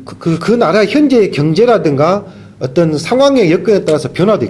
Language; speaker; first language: Korean; native; Korean